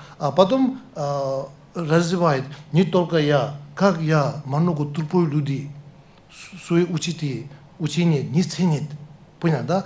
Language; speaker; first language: Russian; non-native, learner; Tibetan